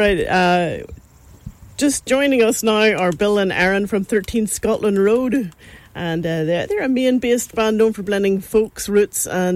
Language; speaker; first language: English; native; English